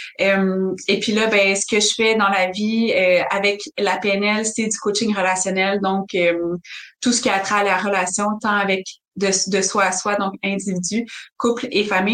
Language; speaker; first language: French; native; French